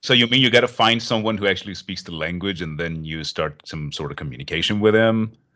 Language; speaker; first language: English; non-native, fluent; Persian